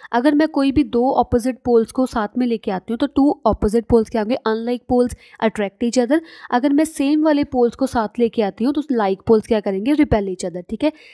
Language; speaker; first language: Hindi; native; Hindi